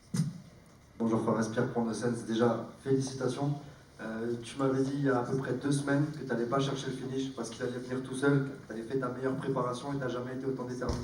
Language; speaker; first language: French; native; French